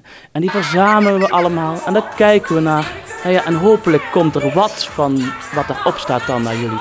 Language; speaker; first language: Dutch; native; Dutch